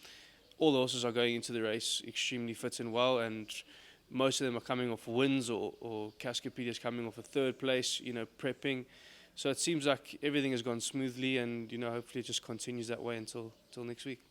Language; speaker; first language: English; native; English